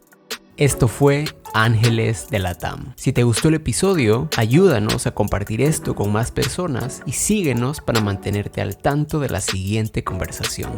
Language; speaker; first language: Spanish; native; Spanish